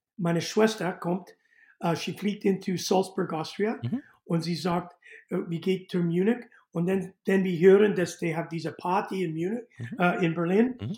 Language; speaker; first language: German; non-native, learner; English